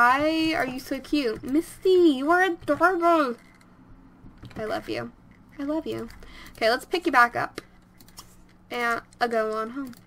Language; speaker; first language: English; native; English